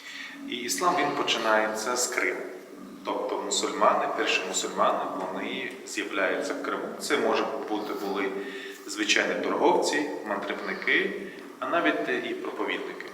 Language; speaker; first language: Ukrainian; non-native, local second language; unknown